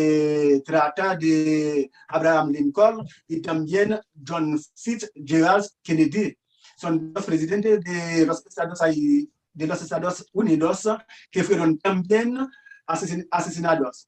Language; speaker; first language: Spanish; non-native, learner; Haitian Creole